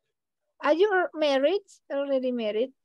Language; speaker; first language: English; non-native, fluent; Indonesian